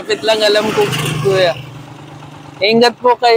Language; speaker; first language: Filipino; non-native, learner; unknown